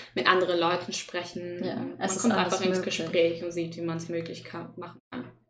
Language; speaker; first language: German; non-native, fluent; Spanish